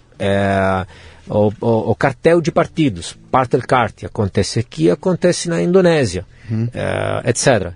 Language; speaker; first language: Portuguese; non-native, fluent; Italian